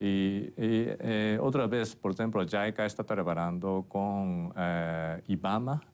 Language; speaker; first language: Portuguese; non-native, fluent; Japanese